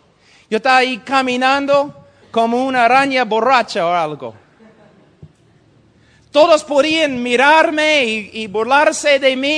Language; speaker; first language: Spanish; non-native, fluent; English